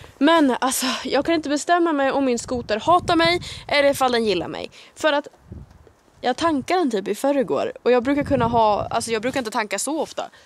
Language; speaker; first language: Swedish; native; Swedish